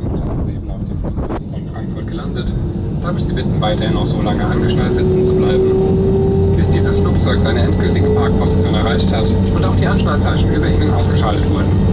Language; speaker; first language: German; native; German